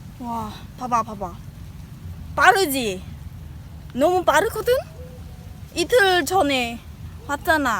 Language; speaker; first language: Korean; non-native, learner; Khmer